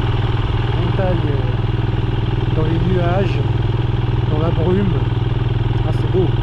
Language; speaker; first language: French; native; French